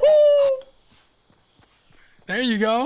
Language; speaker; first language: English; native; English